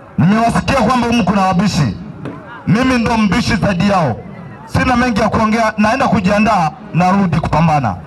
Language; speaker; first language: Swahili; non-native, fluent; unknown